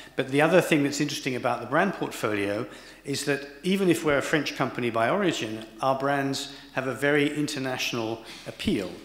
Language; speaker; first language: English; native; English